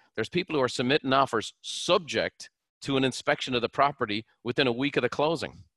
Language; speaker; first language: English; native; English